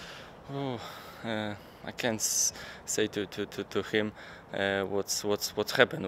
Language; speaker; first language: English; non-native, learner; Polish